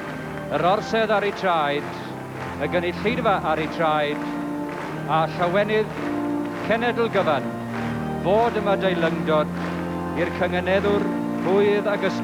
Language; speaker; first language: Welsh; native; Welsh